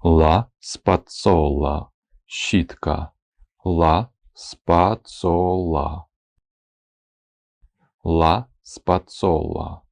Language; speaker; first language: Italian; non-native, fluent; Ukrainian